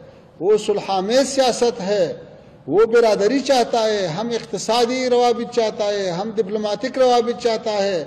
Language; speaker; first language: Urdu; non-native, fluent; Pashto